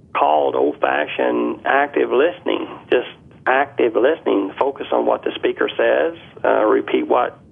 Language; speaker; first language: English; native; English